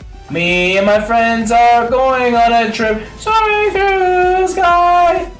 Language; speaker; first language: English; early bilingual, other home language; Spanish